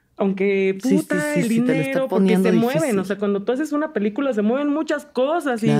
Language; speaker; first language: Spanish; native; Spanish